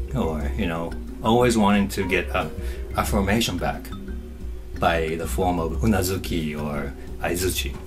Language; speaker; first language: English; non-native, fluent; Japanese